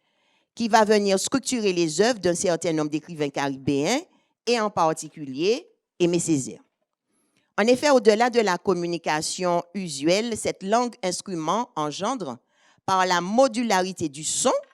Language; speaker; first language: French; native; French